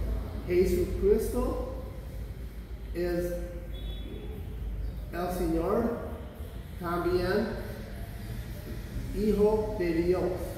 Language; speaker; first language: Spanish; non-native, learner; English